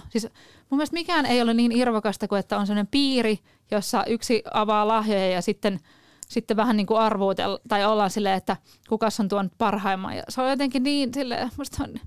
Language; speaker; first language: Finnish; native; Finnish